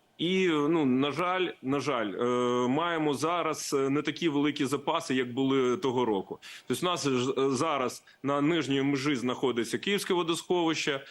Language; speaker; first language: Ukrainian; native; Ukrainian